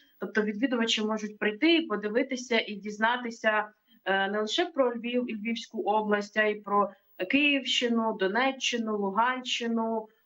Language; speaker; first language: Ukrainian; native; Ukrainian